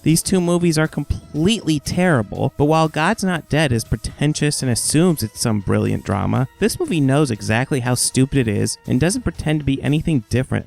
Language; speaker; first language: English; native; English